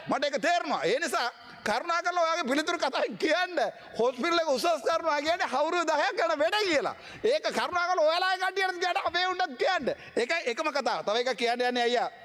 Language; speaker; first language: Sinhala; non-native, local second language; Tamil